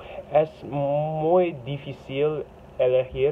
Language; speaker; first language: Spanish; non-native, learner; English